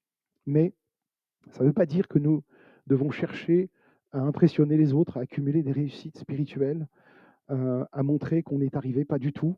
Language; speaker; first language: French; native; French